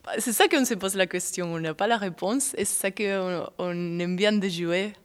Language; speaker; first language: French; non-native, fluent; Spanish